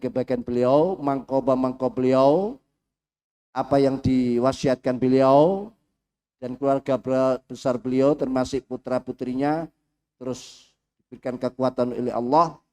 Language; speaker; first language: Indonesian; native; Indonesian